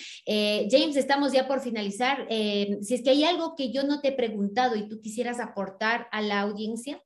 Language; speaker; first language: Spanish; native; Spanish